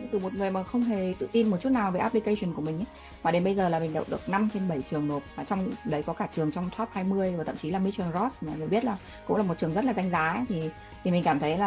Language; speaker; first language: Vietnamese; native; Vietnamese